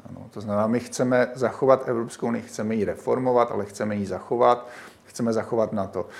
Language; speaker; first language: Czech; native; Czech